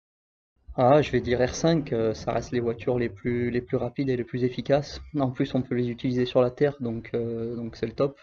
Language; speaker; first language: French; native; French